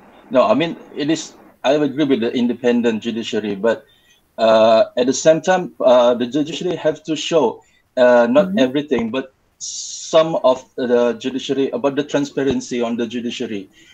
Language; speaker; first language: English; non-native, local second language; Malay